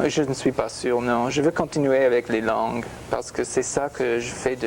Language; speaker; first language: French; non-native, fluent; English